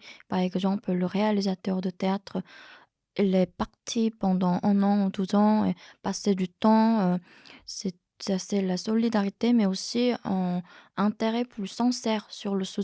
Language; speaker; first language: French; non-native, fluent; Korean